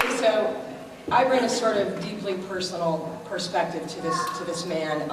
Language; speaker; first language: English; native; English